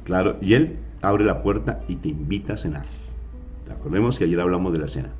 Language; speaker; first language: Spanish; native; Spanish